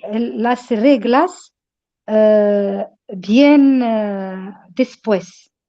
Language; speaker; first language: Spanish; non-native, learner; Arabic